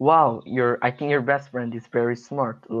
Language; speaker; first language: English; non-native, learner; Korean